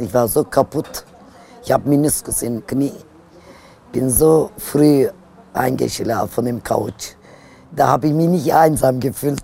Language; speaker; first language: German; non-native, fluent; Turkish